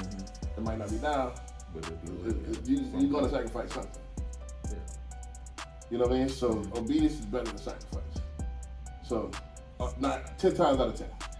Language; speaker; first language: English; native; English